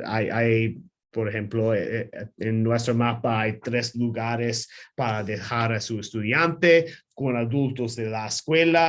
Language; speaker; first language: Spanish; non-native, learner; English